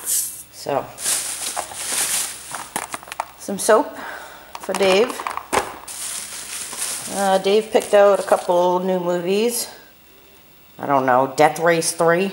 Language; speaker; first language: English; native; English